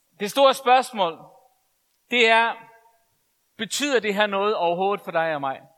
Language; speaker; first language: Danish; non-native, local second language; Faroese